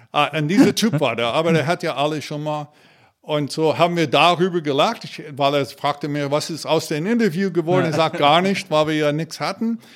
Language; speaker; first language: German; non-native, fluent; English